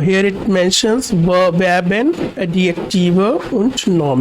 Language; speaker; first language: German; non-native, fluent; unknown